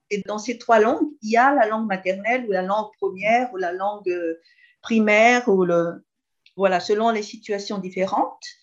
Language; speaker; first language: French; non-native, local second language; Malagasy